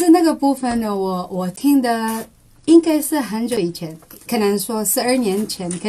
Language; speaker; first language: Chinese; non-native, local second language; Cebuano